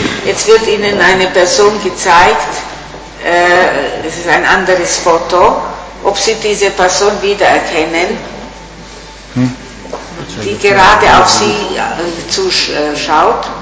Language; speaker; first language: German; non-native, fluent; Italian